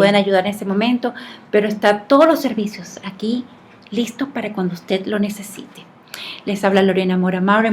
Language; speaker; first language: Spanish; native; Spanish